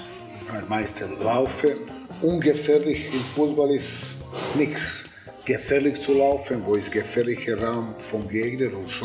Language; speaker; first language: German; non-native, learner; Serbian